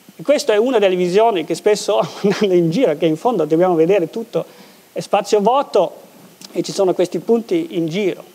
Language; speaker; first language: Italian; non-native, local second language; German